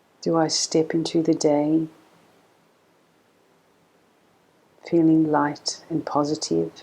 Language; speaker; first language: English; native; English